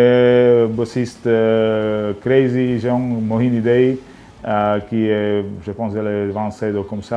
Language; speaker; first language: French; non-native, learner; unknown